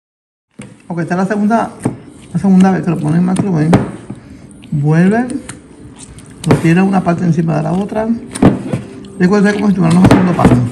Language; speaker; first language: Spanish; native; Spanish